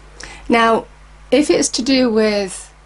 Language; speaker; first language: English; native; English